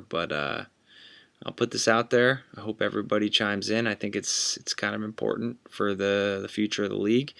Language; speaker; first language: English; native; English